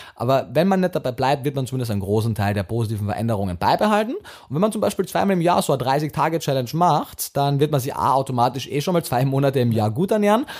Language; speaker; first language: German; native; German